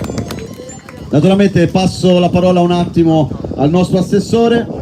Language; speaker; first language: Italian; native; Italian